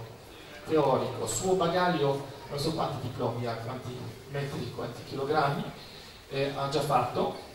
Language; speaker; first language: Italian; non-native, fluent; Polish